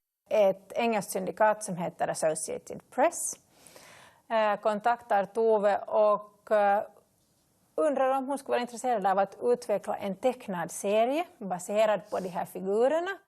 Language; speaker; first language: Swedish; native; Swedish